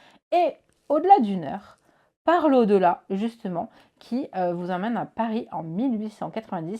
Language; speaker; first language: French; native; French